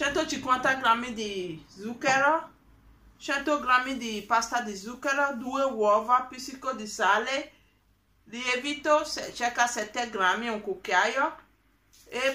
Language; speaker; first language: Italian; non-native, learner; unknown